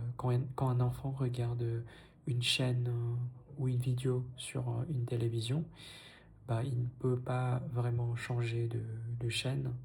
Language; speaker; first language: French; non-native, fluent; Vietnamese